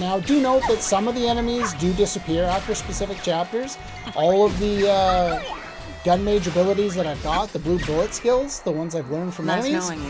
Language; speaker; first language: English; native; English